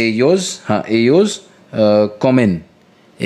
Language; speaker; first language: Spanish; non-native, learner; Hindi